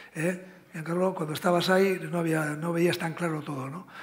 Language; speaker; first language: Spanish; native; Spanish